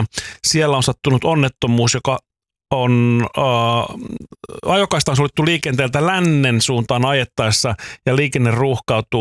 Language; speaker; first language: Finnish; native; Finnish